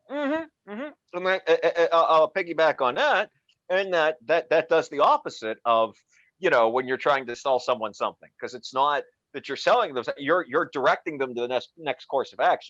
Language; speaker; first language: English; native; English